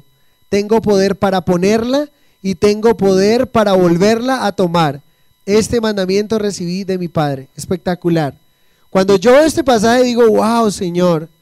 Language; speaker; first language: Spanish; native; Spanish